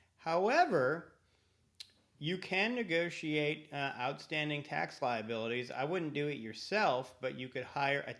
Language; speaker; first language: English; native; English